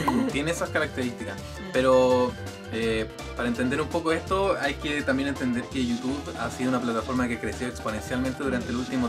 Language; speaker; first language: Spanish; native; Spanish